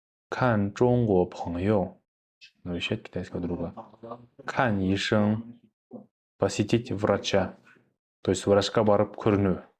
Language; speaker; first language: Russian; non-native, local second language; Kyrgyz